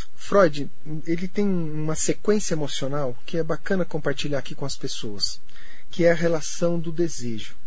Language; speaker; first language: Portuguese; native; Portuguese